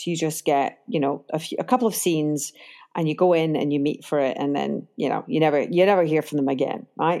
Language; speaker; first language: English; native; English